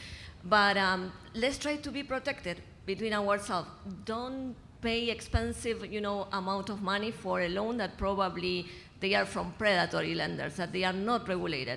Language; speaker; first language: English; non-native, fluent; Spanish